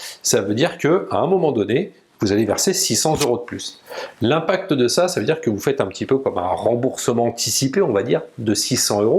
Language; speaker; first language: French; native; French